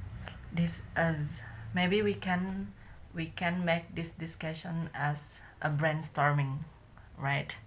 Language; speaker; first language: English; non-native, learner; Indonesian